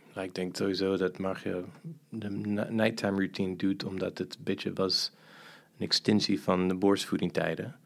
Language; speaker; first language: Dutch; non-native, fluent; English